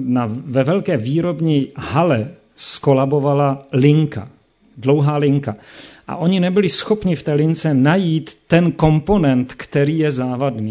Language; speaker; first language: Czech; native; Czech